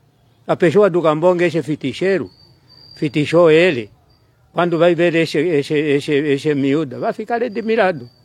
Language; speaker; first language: Portuguese; non-native, local second language; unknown